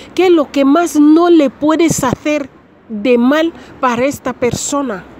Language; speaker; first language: Spanish; non-native, local second language; Fang